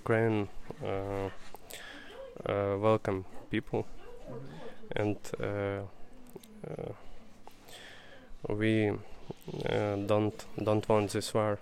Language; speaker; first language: English; non-native, learner; Russian